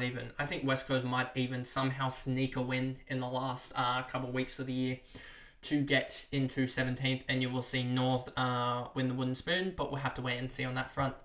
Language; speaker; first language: English; native; English